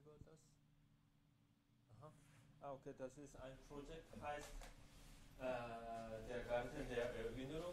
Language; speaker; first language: German; non-native, fluent; Korean